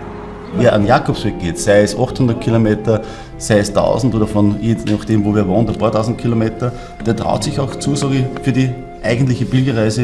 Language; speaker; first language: German; native; German